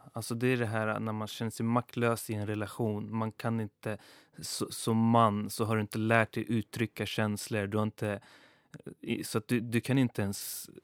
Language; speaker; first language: Swedish; early bilingual, other home language; Persian